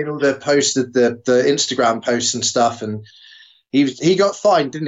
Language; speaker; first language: English; native; English